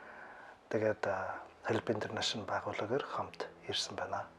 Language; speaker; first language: Mongolian; non-native, fluent; German